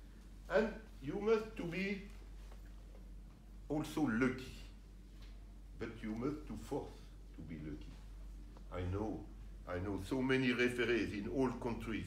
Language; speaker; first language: English; non-native, learner; French